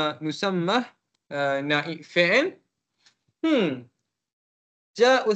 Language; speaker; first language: Arabic; non-native, learner; Malay